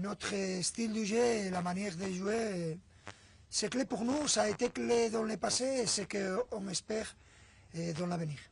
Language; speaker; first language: French; non-native, fluent; Spanish